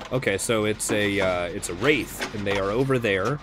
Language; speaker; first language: English; native; English